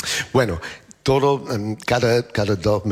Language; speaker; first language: Spanish; non-native, learner; English